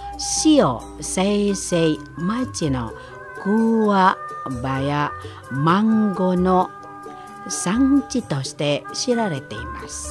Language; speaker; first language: Japanese; non-native, fluent; Indonesian